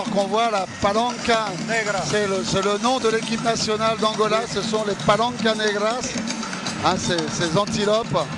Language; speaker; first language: French; native; French